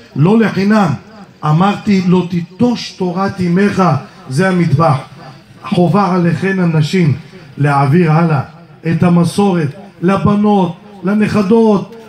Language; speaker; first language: Hebrew; early bilingual, other home language; Arabic